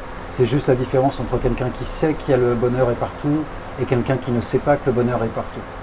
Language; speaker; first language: French; native; French